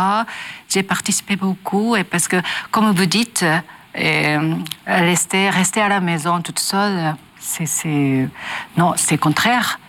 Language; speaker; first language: French; non-native, learner; Japanese